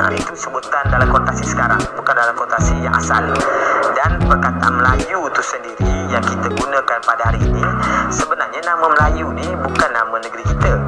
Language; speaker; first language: Malay; native; Malay